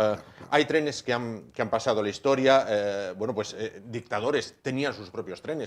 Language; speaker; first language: Spanish; native; Spanish